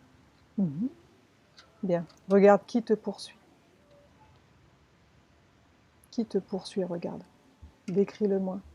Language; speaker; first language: French; native; French